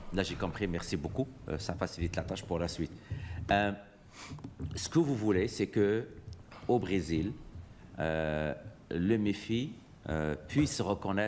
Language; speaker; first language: French; native; French